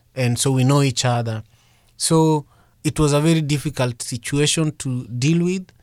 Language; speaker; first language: English; non-native, local second language; Luo (Kenya and Tanzania)